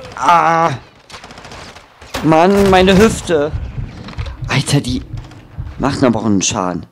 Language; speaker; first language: German; native; German